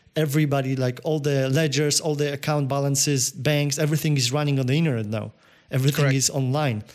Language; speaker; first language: English; non-native, fluent; Polish